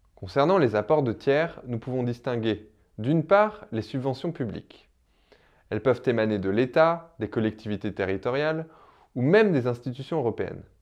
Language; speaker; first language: French; native; French